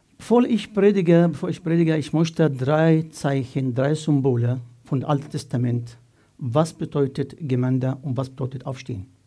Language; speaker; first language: German; non-native, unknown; Arabic